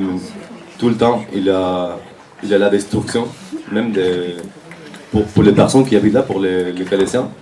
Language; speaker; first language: French; non-native, fluent; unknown